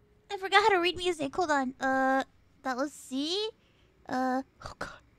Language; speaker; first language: English; early bilingual, other home language; Spanish